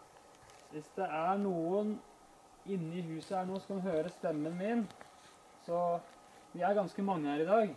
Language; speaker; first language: Norwegian; native; Norwegian